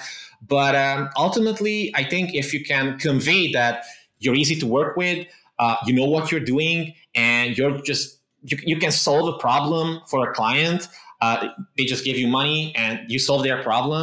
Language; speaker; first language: English; non-native, fluent; Romanian